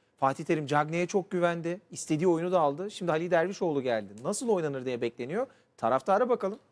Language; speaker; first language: Turkish; native; Turkish